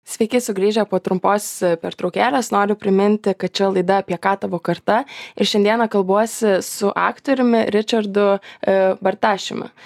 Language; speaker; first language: Lithuanian; native; Lithuanian